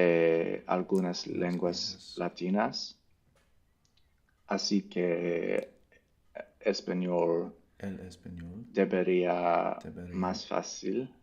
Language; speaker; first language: Spanish; non-native, learner; English